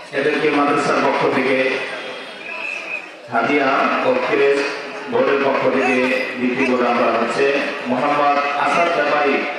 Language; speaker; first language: Bangla; native; Bangla